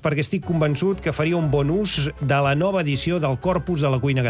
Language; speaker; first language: Catalan; native; Catalan